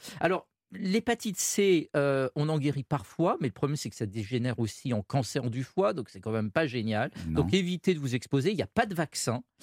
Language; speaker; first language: French; native; French